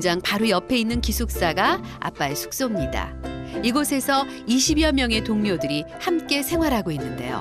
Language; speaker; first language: Korean; native; Korean